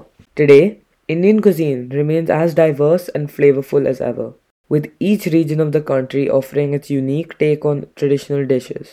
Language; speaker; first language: English; non-native, local second language; Hindi